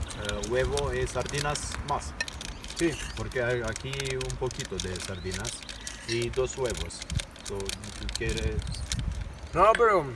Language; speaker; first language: Spanish; non-native, learner; Romanian